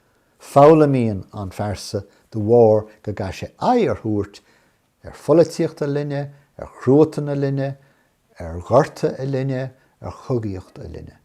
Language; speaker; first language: Irish; non-native, local second language; English